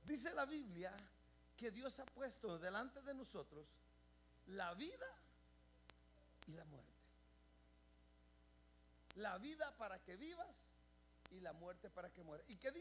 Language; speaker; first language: Spanish; native; Spanish